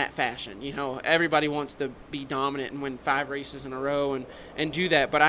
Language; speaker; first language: English; native; English